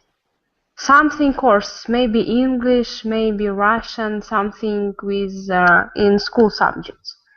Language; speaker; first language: English; non-native, learner; Russian